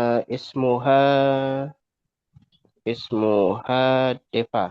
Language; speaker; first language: Arabic; non-native, learner; Indonesian